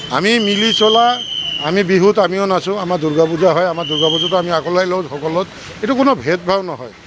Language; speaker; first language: Assamese; non-native, local second language; Bangla